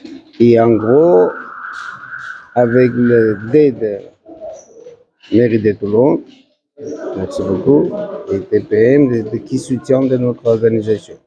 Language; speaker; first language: French; non-native, learner; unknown